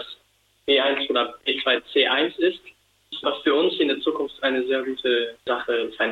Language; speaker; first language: German; non-native, fluent; Spanish